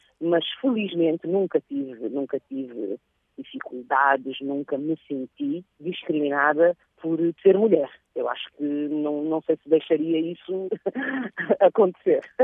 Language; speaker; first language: Portuguese; non-native, local second language; Kabuverdianu